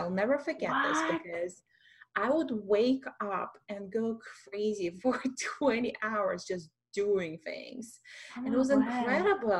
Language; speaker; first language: English; non-native, fluent; Russian